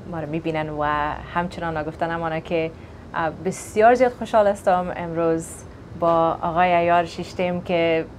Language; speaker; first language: Persian; early bilingual, other home language; English